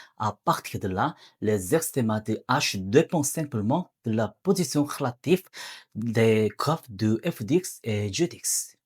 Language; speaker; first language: French; non-native, learner; Korean